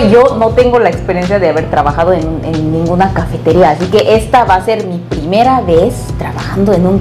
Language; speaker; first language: Spanish; non-native, fluent; Korean